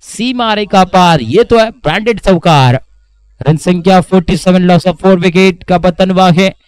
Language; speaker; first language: Hindi; non-native, local second language; Marathi